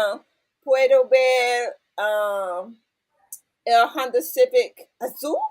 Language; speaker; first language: Spanish; non-native, learner; English